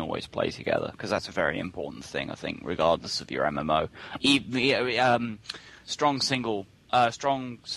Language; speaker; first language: English; native; English